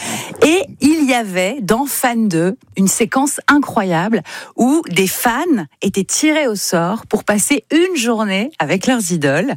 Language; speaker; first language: French; native; French